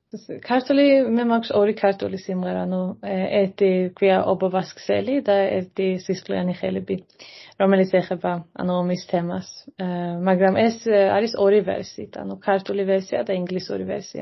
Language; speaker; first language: Georgian; early bilingual, heritage; Georgian